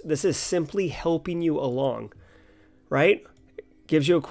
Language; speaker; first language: English; native; English